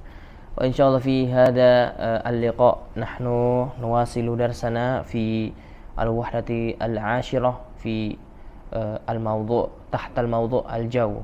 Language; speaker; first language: Arabic; non-native, fluent; Indonesian